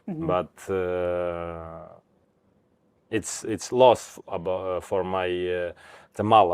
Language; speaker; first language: English; non-native, learner; Ukrainian